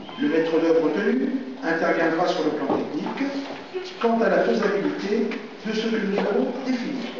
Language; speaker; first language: French; native; French